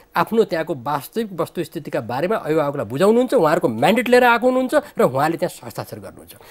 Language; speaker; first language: Nepali; native; Nepali